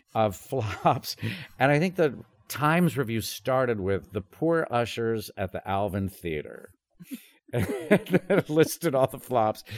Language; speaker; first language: English; native; English